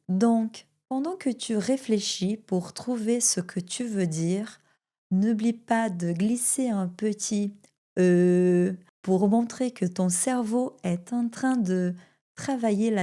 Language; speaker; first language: French; non-native, fluent; Portuguese